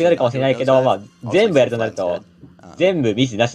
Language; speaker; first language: Japanese; native; Japanese